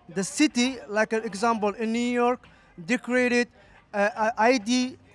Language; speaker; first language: English; non-native, fluent; Somali